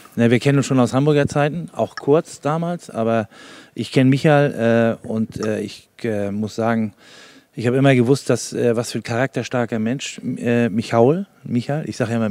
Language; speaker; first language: German; native; German